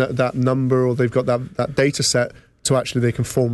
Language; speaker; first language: English; native; English